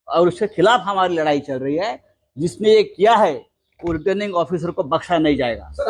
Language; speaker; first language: Hindi; non-native, local second language; Marathi